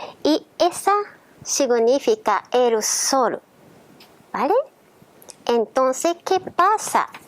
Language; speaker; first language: Spanish; non-native, learner; Japanese